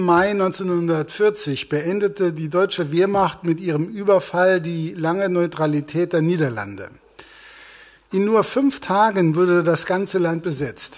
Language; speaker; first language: German; native; German